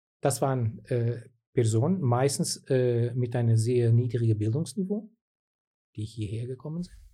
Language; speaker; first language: German; non-native, fluent; Portuguese